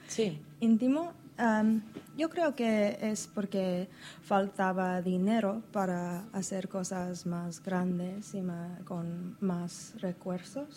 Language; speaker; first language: Spanish; non-native, learner; English